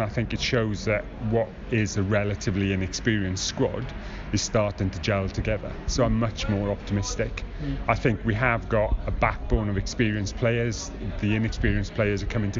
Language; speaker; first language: English; native; English